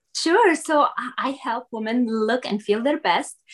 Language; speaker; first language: English; non-native, fluent; Arabic